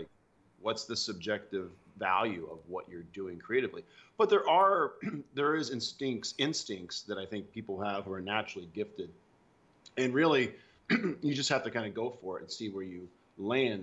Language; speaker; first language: English; native; English